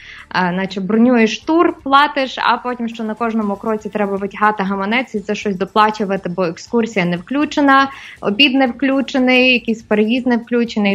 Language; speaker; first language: Ukrainian; native; Ukrainian